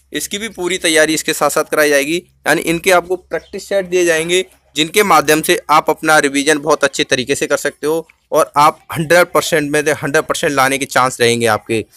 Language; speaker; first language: Hindi; native; Hindi